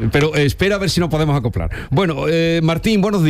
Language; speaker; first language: Spanish; native; Spanish